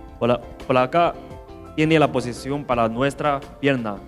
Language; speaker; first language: Spanish; non-native, learner; Chinese